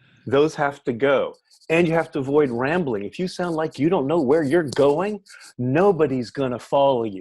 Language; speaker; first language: English; native; English